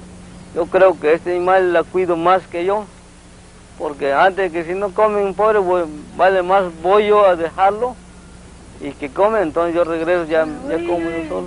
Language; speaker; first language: Spanish; non-native, local second language; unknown